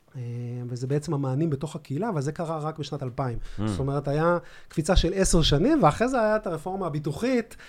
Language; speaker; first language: Hebrew; native; Hebrew